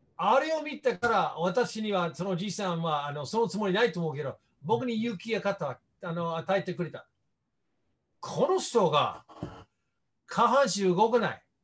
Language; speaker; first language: Japanese; non-native, fluent; English